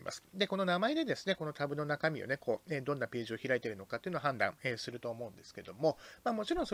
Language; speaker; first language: Japanese; native; Japanese